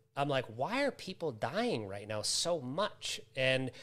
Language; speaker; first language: English; native; English